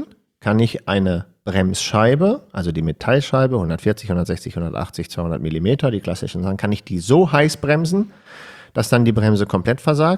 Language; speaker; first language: German; native; German